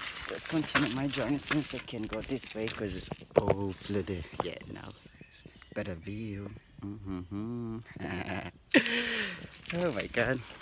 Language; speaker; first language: English; non-native, fluent; Portuguese